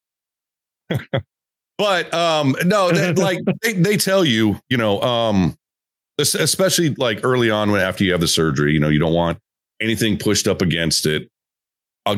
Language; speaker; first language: English; native; English